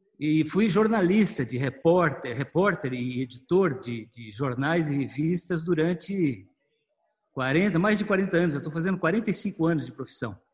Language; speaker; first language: Portuguese; native; Portuguese